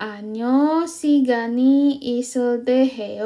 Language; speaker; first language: Korean; non-native, fluent; Indonesian